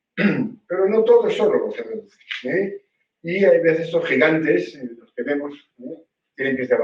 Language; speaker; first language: Spanish; native; Spanish